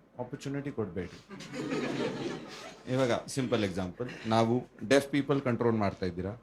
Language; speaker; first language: Kannada; non-native, learner; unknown